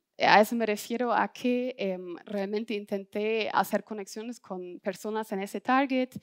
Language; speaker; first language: Spanish; non-native, fluent; German